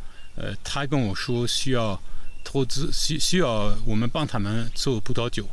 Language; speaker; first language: Chinese; non-native, fluent; French